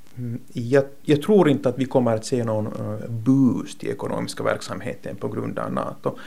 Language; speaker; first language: Swedish; native; Swedish